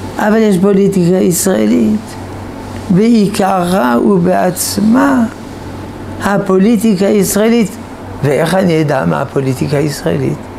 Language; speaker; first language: Hebrew; non-native, fluent; French